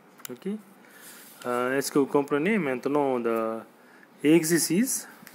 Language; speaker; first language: French; non-native, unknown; Tamil